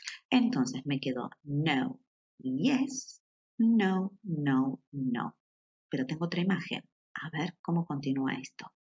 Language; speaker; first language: Spanish; native; Spanish